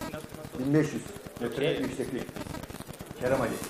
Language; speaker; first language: Turkish; native; Turkish